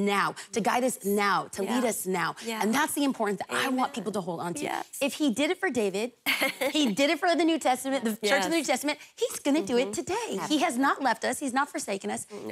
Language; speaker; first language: English; native; English